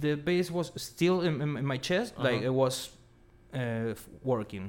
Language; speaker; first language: English; non-native, fluent; Spanish